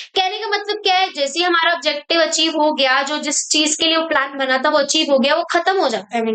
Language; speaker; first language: Hindi; native; Hindi